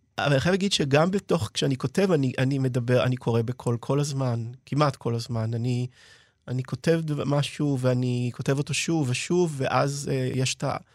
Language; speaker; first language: Hebrew; native; Hebrew